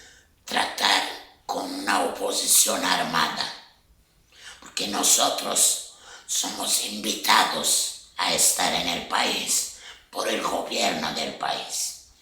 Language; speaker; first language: Spanish; non-native, fluent; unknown